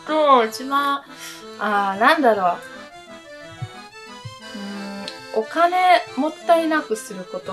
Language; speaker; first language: Japanese; non-native, fluent; Italian